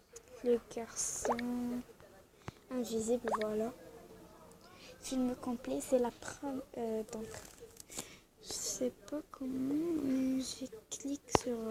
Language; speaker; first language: French; non-native, learner; Arabic